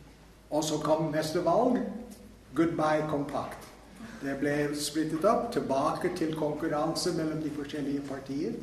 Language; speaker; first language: Norwegian; non-native, fluent; English